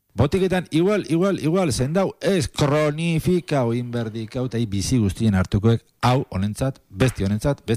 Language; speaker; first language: Basque; native; Basque